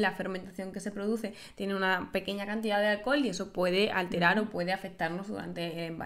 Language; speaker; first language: Spanish; native; Spanish